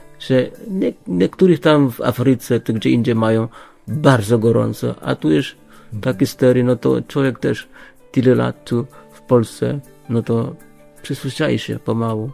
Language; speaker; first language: Polish; non-native, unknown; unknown